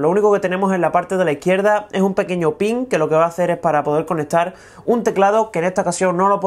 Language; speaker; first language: Spanish; native; Spanish